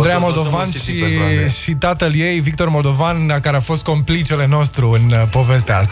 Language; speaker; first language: Romanian; native; Romanian